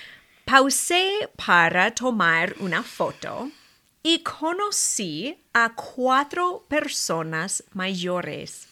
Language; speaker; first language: Spanish; non-native, fluent; English